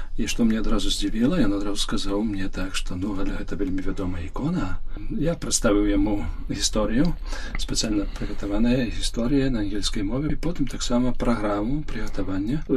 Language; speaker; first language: Belarusian; non-native, local second language; Polish